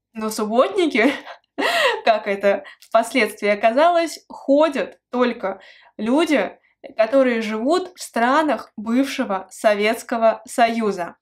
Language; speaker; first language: Russian; native; Russian